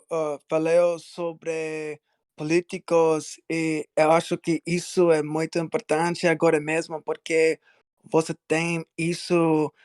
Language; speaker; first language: Portuguese; non-native, learner; English